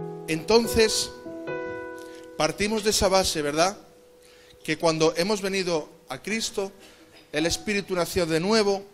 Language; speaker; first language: Spanish; native; Spanish